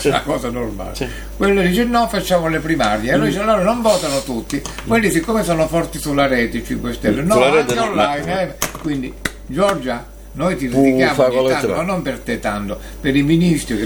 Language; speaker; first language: Italian; native; Italian